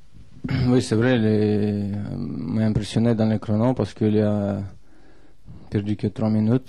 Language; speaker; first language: French; non-native, learner; Russian